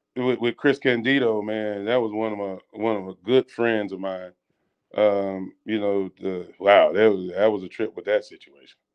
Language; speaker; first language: English; native; English